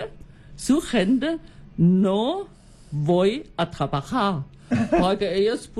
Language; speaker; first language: Spanish; non-native, learner; German